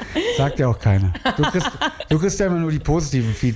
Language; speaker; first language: German; native; German